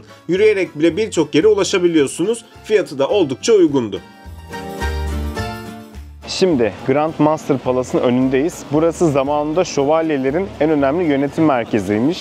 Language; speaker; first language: Turkish; native; Turkish